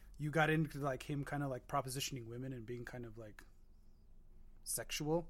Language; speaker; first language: English; native; English